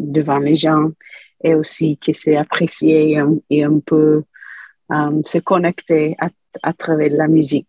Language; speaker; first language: French; non-native, fluent; English